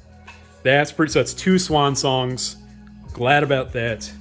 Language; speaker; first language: English; native; English